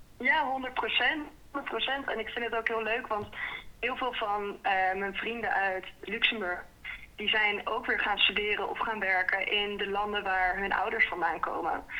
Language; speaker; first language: Dutch; early bilingual, heritage; Dutch